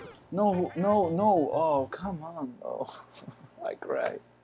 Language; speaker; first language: English; non-native, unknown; Portuguese